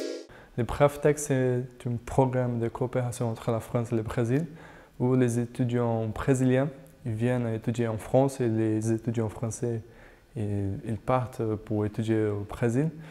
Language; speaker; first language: French; non-native, fluent; Portuguese